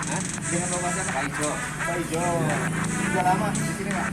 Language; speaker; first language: Indonesian; non-native, local second language; Sundanese